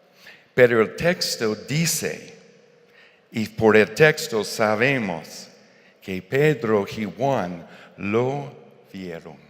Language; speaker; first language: Spanish; non-native, fluent; English